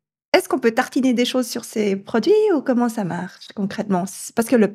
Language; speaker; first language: French; native; French